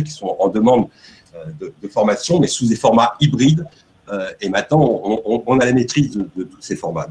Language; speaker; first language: French; native; French